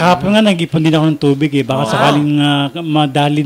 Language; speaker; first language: Filipino; native; Filipino